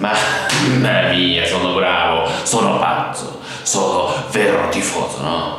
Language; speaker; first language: Italian; non-native, fluent; Japanese